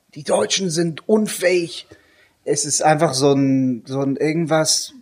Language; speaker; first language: German; non-native, fluent; Hebrew